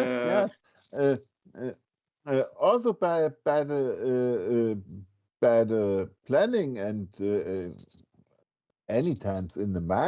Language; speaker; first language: English; non-native, fluent; German